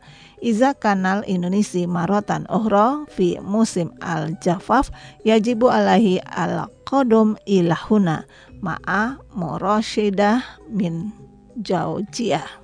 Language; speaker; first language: Arabic; non-native, fluent; Indonesian